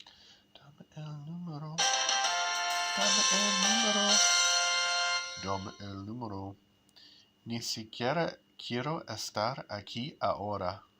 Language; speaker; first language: Spanish; non-native, learner; English